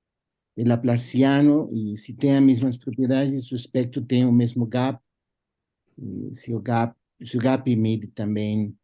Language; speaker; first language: Portuguese; non-native, fluent; Spanish